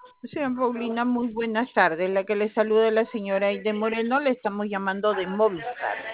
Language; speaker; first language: Spanish; native; Spanish